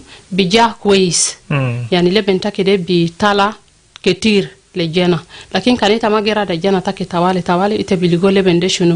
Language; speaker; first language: Arabic; non-native, local second language; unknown